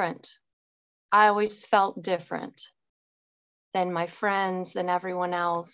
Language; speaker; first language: English; native; English